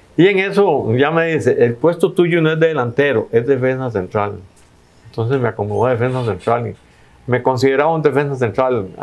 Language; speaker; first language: Spanish; native; Spanish